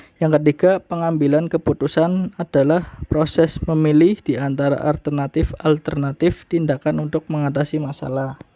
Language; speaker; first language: Indonesian; native; Indonesian